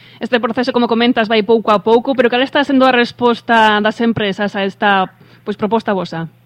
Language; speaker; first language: Galician; native; Galician